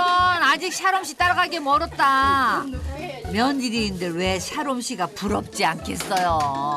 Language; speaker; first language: Korean; native; Korean